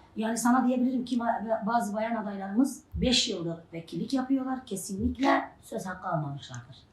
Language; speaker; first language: Turkish; non-native, local second language; Arabic